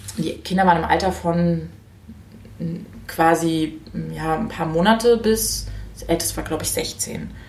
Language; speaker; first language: German; native; German